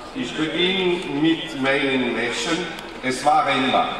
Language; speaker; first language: German; non-native, learner; French